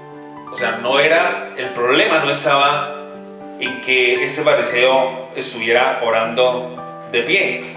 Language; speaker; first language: Spanish; native; Spanish